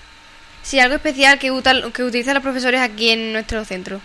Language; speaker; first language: Spanish; native; Spanish